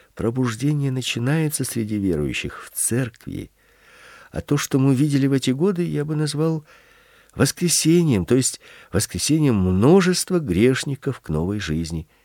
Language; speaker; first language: Russian; early bilingual, other home language; Swedish